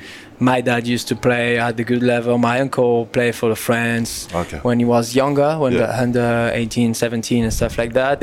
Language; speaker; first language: English; non-native, learner; French